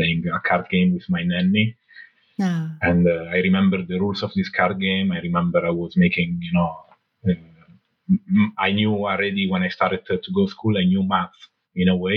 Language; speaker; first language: English; non-native, fluent; Italian